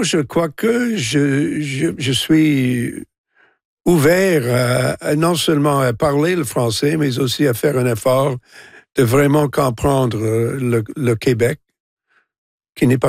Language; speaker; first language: French; non-native, local second language; English